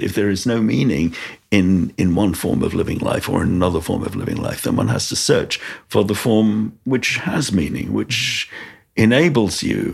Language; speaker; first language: English; native; English